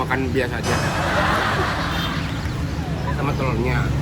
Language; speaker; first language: Indonesian; non-native, fluent; Japanese